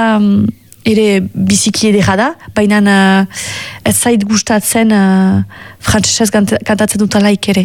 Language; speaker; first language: Basque; native; Basque